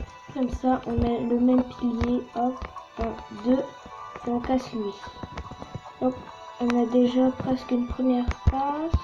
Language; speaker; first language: French; native; French